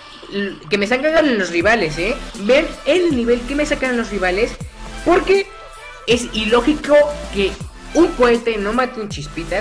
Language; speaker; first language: Spanish; native; Spanish